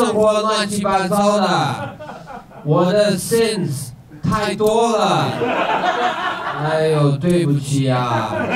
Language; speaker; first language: Chinese; non-native, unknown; English